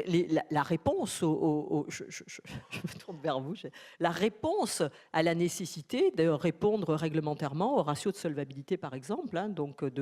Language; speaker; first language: French; native; French